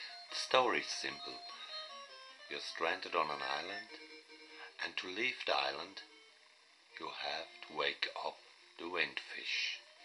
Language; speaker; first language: English; non-native, fluent; German